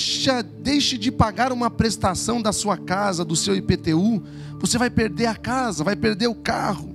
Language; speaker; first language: Portuguese; native; Portuguese